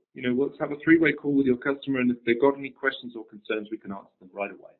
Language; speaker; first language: English; native; English